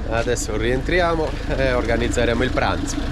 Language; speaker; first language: Italian; native; Italian